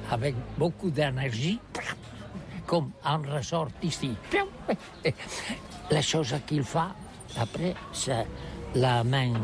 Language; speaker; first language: French; non-native, learner; Catalan